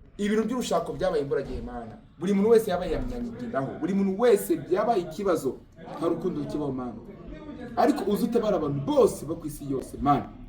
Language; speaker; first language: Kinyarwanda; early bilingual, heritage; Kinyarwanda